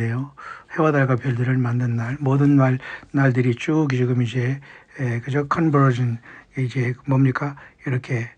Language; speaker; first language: Korean; native; Korean